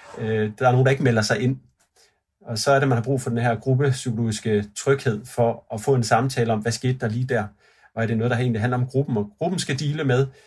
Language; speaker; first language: Danish; native; Danish